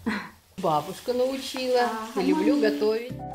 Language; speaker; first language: Russian; non-native, local second language; Korean